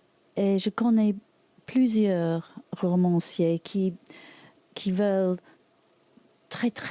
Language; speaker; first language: French; non-native, learner; English